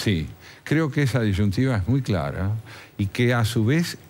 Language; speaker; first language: Spanish; native; Spanish